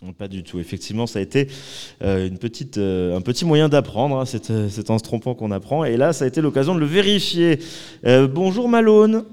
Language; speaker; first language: French; native; French